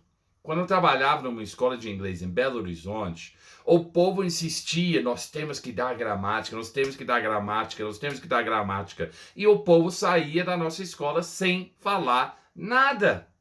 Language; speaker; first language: Portuguese; non-native, fluent; English